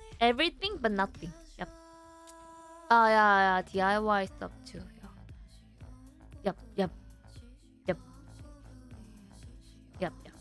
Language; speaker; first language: English; non-native, learner; Korean